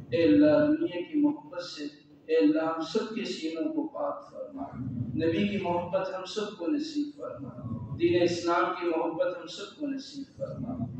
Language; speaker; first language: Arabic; non-native, fluent; Urdu